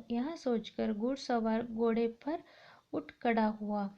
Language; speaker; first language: Hindi; non-native, local second language; Kannada